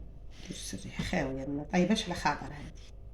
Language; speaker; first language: Arabic; native; Arabic